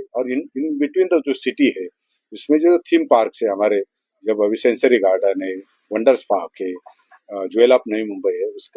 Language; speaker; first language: Hindi; non-native, local second language; Marathi